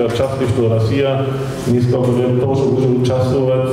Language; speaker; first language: Russian; non-native, fluent; German